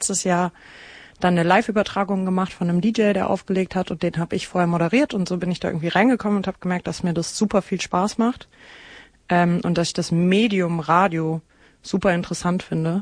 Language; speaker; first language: German; native; German